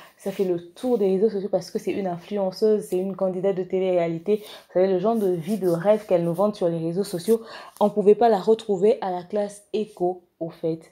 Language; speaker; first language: French; non-native, local second language; Lingala